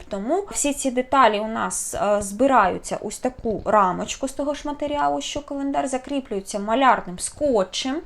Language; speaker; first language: Ukrainian; non-native, local second language; Russian